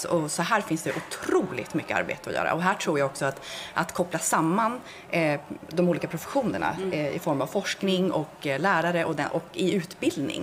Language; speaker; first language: Swedish; native; Swedish